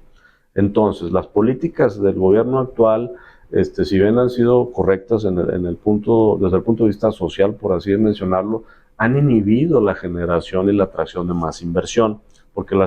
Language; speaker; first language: Spanish; native; Spanish